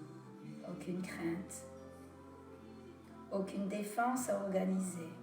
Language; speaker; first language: French; native; French